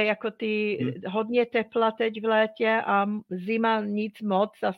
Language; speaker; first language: Czech; non-native, fluent; English